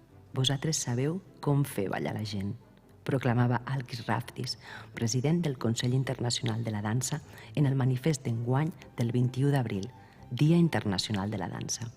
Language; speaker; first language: Catalan; native; Catalan